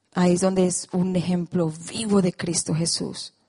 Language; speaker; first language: Spanish; native; Spanish